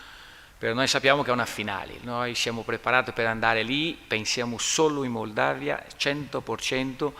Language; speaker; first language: Italian; non-native, learner; Portuguese